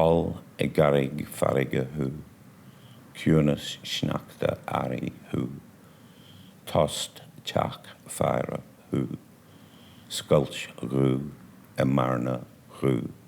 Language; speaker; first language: Irish; non-native, local second language; English